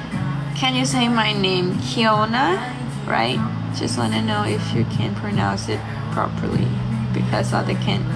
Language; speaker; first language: English; non-native, learner; Thai